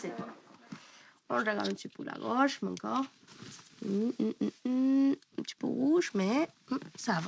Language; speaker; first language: French; non-native, learner; Spanish